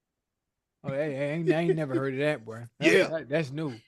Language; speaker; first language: English; native; English